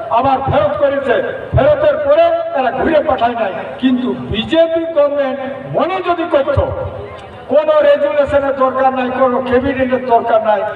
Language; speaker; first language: Bangla; non-native, local second language; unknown